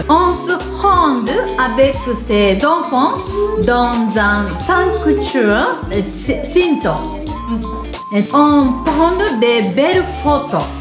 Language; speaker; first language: French; non-native, learner; Japanese